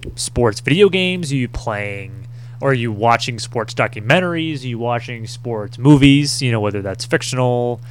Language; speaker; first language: English; native; English